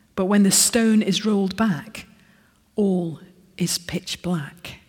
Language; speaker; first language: English; native; English